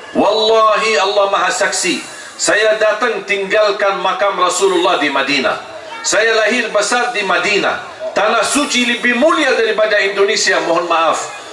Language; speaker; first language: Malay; non-native, fluent; Arabic